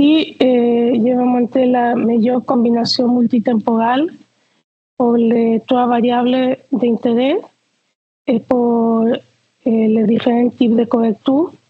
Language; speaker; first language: French; non-native, fluent; Spanish